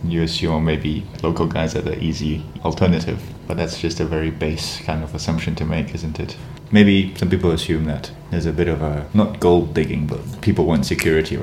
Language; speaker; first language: English; native; English